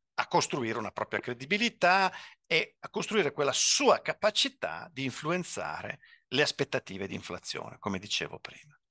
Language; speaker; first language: Italian; native; Italian